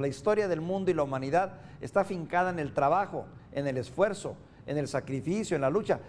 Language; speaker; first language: Spanish; native; Spanish